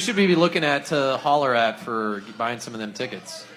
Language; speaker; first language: English; native; English